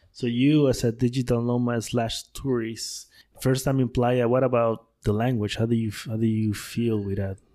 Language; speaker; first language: English; non-native, fluent; Spanish